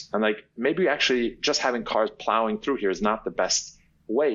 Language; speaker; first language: English; native; English